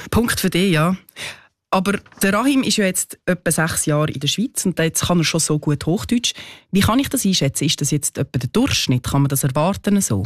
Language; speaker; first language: German; native; German